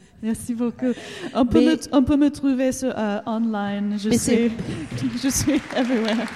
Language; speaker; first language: French; non-native, learner; English